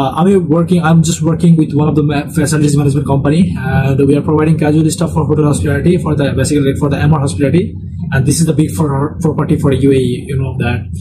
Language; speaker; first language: English; non-native, local second language; Bangla